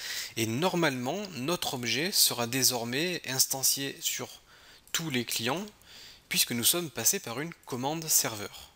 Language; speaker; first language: French; native; French